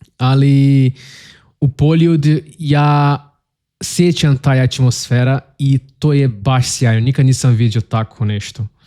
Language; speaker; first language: Bosnian; non-native, learner; Portuguese